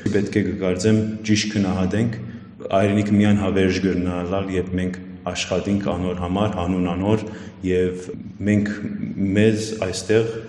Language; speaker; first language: Armenian; early bilingual, heritage; Armenian